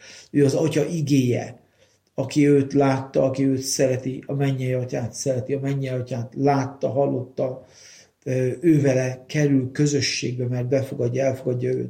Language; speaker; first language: Hungarian; native; Hungarian